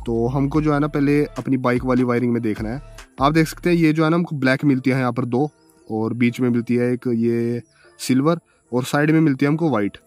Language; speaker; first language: Hindi; native; Hindi